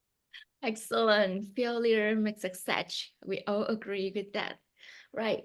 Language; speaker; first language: English; non-native, fluent; Vietnamese